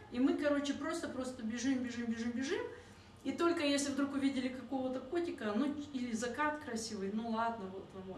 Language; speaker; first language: Russian; native; Russian